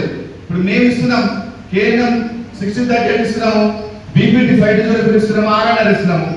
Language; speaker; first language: Telugu; native; Telugu